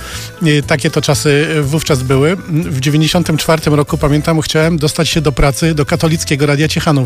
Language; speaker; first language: Polish; native; Polish